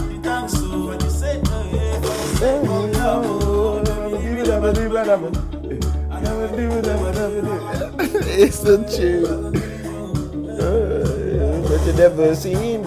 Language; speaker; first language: English; native; English